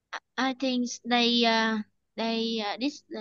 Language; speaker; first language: English; non-native, learner; Vietnamese